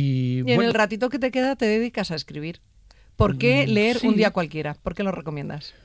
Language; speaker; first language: Spanish; native; Spanish